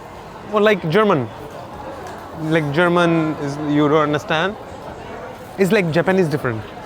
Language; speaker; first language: English; non-native, local second language; Hindi